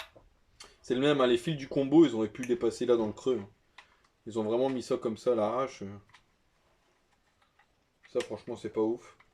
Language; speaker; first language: French; native; French